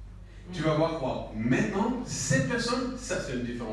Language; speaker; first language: French; non-native, learner; English